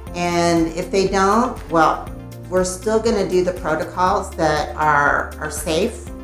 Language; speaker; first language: English; native; English